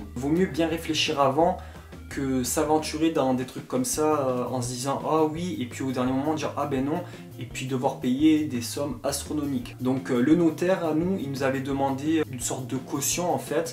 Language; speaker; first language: French; native; French